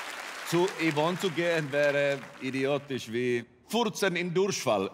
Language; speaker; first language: German; non-native, learner; Finnish